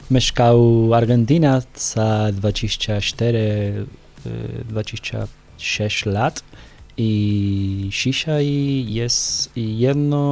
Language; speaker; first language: Polish; non-native, learner; Spanish